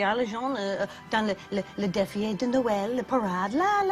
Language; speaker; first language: French; non-native, learner; English